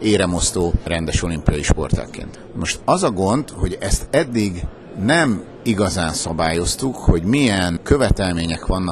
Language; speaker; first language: Hungarian; native; Hungarian